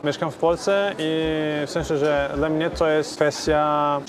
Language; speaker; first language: Polish; non-native, fluent; Portuguese